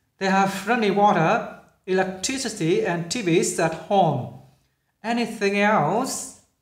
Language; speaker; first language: English; non-native, fluent; Vietnamese